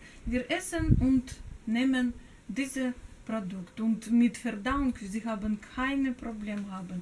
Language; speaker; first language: German; non-native, learner; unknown